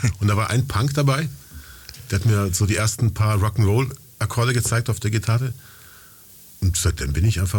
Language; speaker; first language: German; early bilingual, other home language; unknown